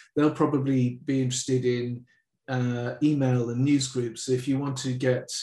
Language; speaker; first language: English; native; English